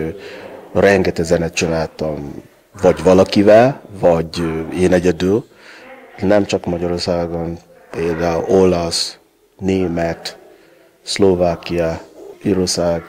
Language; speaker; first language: Hungarian; non-native, learner; Yoruba